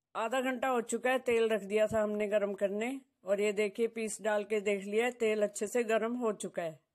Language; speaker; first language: Hindi; native; Hindi